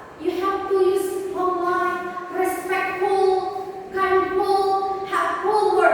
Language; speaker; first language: English; non-native, fluent; Indonesian